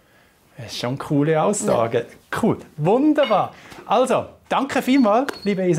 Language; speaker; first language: German; native; German